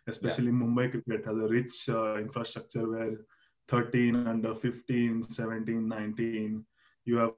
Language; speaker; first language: English; non-native, local second language; Marathi